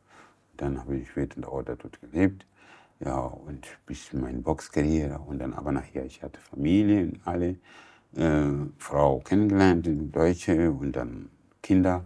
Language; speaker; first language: German; non-native, learner; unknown